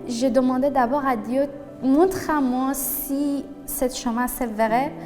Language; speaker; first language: French; non-native, learner; Persian